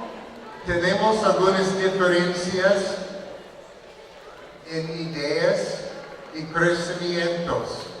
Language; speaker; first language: Spanish; non-native, learner; English